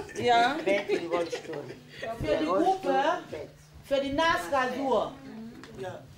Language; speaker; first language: German; non-native, fluent; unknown